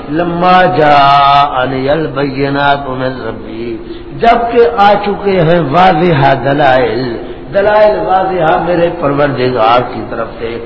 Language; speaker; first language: Urdu; non-native, local second language; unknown